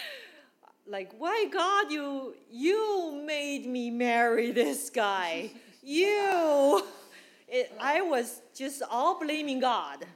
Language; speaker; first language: English; non-native, fluent; Chinese